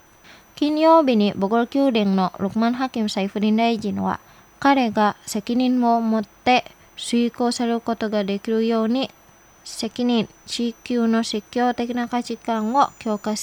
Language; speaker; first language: Japanese; non-native, fluent; Indonesian